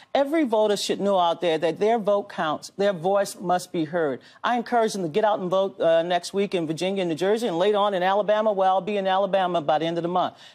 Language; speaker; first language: English; native; English